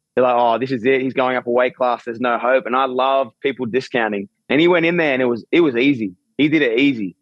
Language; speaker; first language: English; native; English